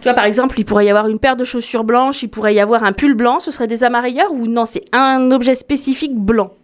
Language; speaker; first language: French; native; French